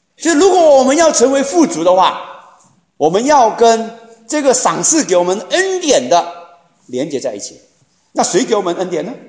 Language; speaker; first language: Chinese; native; Chinese